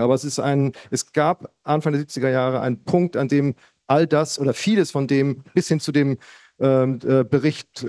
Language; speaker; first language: German; native; German